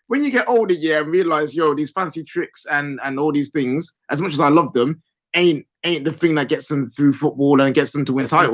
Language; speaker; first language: English; native; English